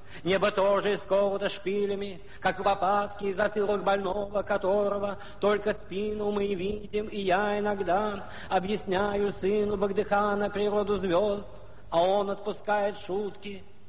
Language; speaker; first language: Russian; native; Russian